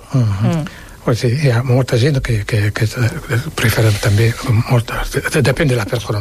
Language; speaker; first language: Catalan; non-native, fluent; Wolof